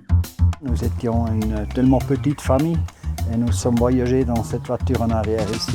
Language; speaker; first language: French; non-native, local second language; German